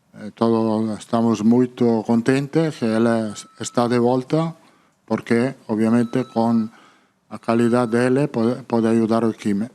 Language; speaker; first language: Portuguese; non-native, fluent; Italian